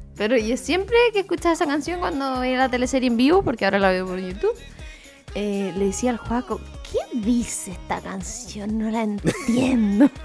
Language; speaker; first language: Spanish; native; Spanish